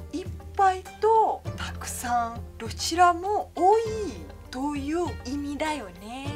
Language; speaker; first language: Japanese; non-native, fluent; Malay